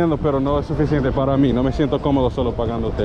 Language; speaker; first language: Spanish; non-native, learner; English